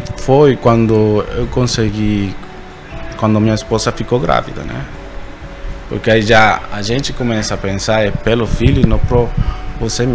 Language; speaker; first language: Portuguese; non-native, fluent; Spanish